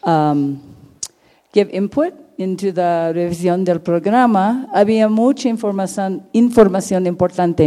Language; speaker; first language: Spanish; non-native, fluent; English